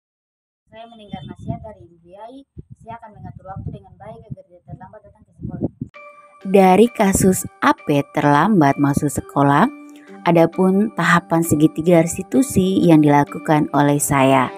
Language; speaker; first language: Indonesian; native; Indonesian